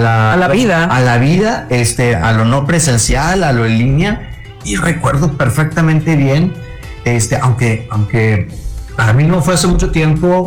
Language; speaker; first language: Spanish; native; Spanish